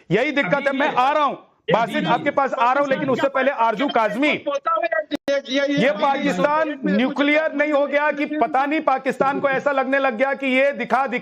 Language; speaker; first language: Hindi; native; Hindi